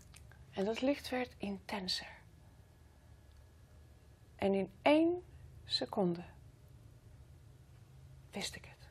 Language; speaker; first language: Dutch; non-native, fluent; Greek